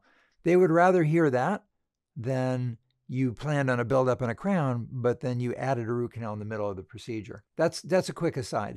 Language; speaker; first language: English; native; English